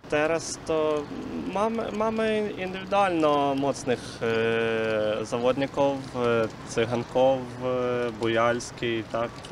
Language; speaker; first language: Polish; non-native, learner; Ukrainian